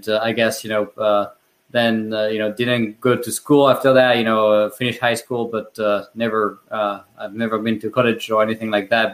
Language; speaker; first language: English; non-native, fluent; French